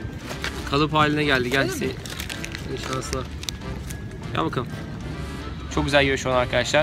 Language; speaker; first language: Turkish; native; Turkish